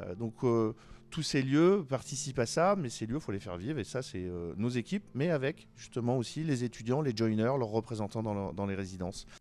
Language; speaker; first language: French; native; French